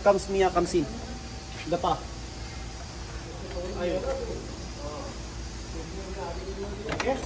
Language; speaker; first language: Arabic; non-native, learner; Filipino